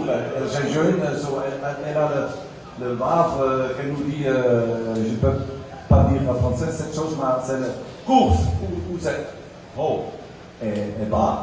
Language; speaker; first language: French; non-native, learner; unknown